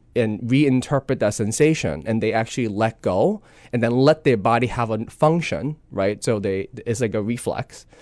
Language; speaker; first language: English; non-native, local second language; Cantonese